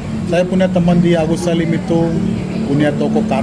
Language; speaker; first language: Indonesian; non-native, fluent; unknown